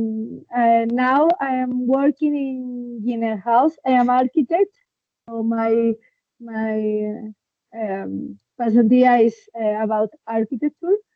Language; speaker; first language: English; non-native, learner; Spanish